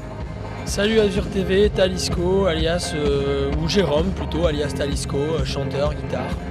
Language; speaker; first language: French; native; French